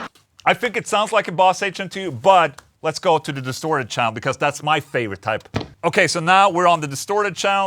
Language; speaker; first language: English; non-native, fluent; Swedish